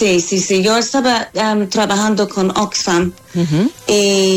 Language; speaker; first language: Spanish; non-native, fluent; English